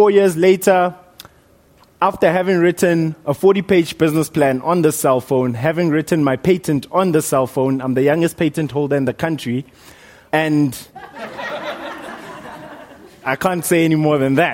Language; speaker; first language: English; non-native, local second language; Northern Sotho